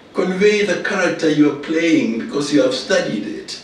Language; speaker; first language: English; non-native, local second language; Luyia